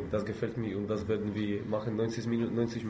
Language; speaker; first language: German; non-native, fluent; Polish